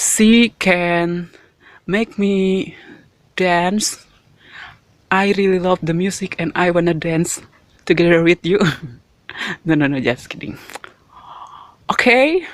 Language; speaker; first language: English; non-native, learner; Indonesian